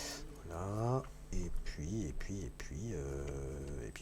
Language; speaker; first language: French; native; French